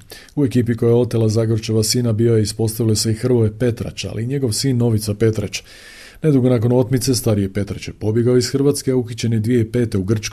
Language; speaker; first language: Croatian; native; Croatian